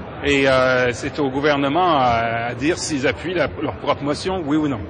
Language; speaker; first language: French; native; French